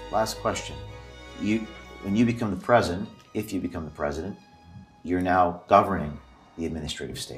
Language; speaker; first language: English; native; English